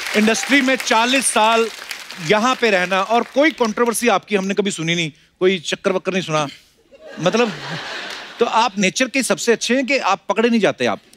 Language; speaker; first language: Hindi; native; Hindi